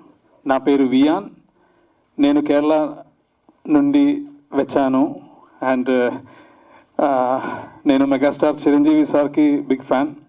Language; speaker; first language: Telugu; non-native, learner; Malayalam